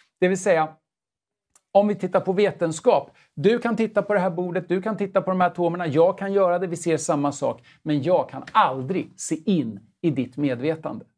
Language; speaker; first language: Swedish; native; Swedish